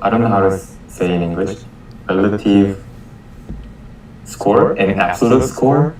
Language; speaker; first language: English; non-native, fluent; Korean